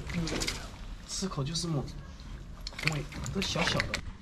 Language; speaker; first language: Chinese; native; Chinese